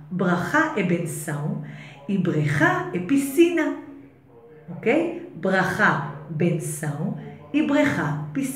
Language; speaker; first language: Portuguese; non-native, fluent; Hebrew